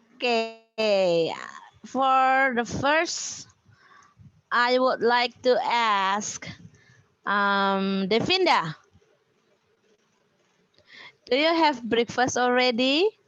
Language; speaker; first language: English; non-native, fluent; Indonesian